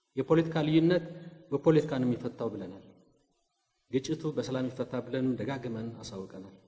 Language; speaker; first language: Amharic; non-native, local second language; Tigrinya